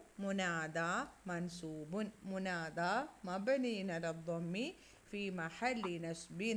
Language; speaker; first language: Arabic; non-native, fluent; Malayalam